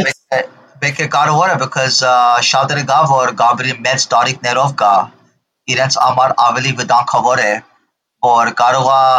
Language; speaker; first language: Armenian; early bilingual, heritage; Armenian